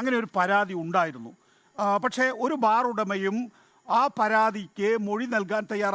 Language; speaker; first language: Malayalam; native; Malayalam